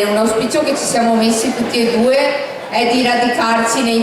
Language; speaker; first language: Italian; native; Italian